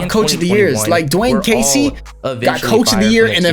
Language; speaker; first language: English; native; English